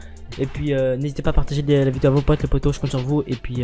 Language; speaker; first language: French; native; French